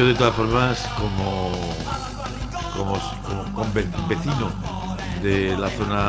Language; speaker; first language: Spanish; native; Spanish